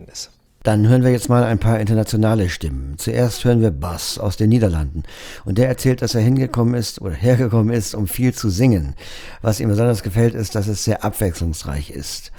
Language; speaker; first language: German; native; German